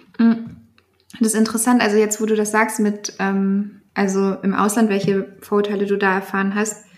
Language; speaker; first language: German; native; German